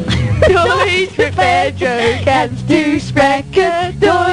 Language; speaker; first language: German; non-native, learner; English